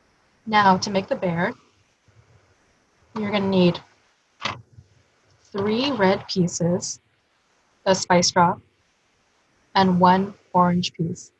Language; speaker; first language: English; native; English